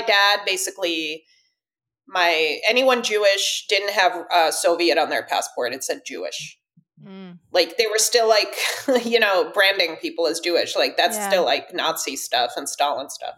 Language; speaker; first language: English; early bilingual, other home language; Russian